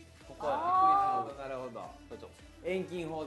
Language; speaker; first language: Japanese; native; Japanese